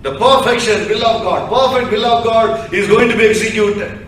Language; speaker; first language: English; non-native, local second language; Tamil